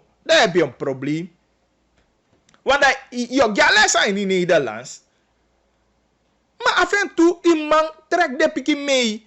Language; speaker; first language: Dutch; non-native, local second language; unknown